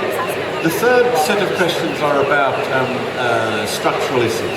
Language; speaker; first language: English; native; English